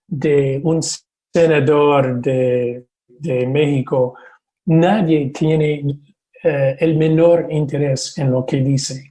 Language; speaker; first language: Spanish; non-native, fluent; English